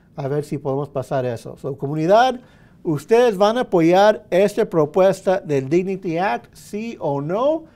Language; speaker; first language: Spanish; early bilingual, heritage; Spanish